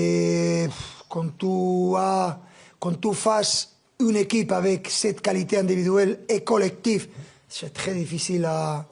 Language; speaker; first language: French; non-native, fluent; Spanish